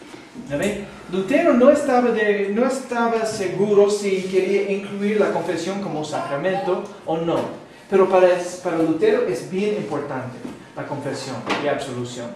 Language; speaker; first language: Spanish; non-native, fluent; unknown